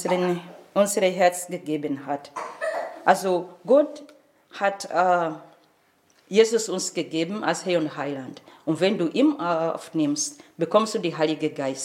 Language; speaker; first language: German; non-native, fluent; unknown